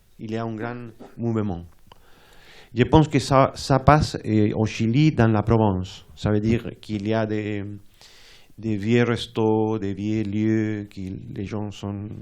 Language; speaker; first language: French; non-native, fluent; Spanish